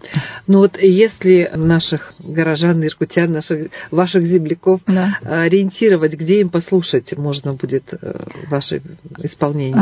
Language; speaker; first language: Russian; native; Russian